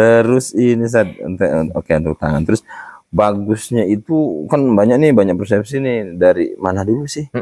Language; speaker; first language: Indonesian; native; Indonesian